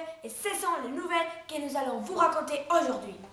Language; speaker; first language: French; non-native, learner; Spanish